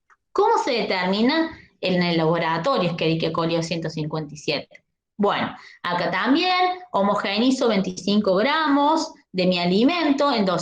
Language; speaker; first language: Spanish; native; Spanish